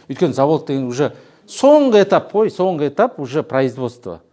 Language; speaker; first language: Russian; non-native, local second language; Kazakh